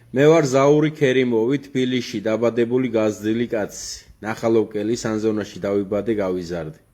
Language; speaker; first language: Georgian; non-native, local second language; Azerbaijani